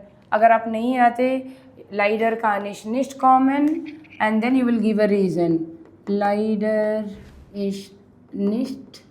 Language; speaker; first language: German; non-native, learner; Hindi